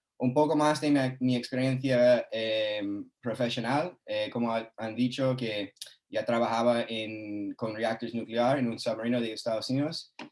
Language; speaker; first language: Spanish; non-native, fluent; English